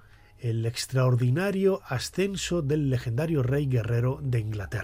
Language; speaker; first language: Spanish; native; Spanish